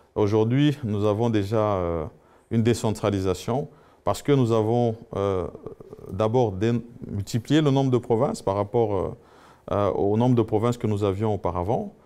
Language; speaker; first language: French; non-native, local second language; Swahili